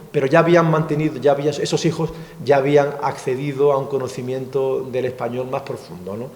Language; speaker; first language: Spanish; native; Spanish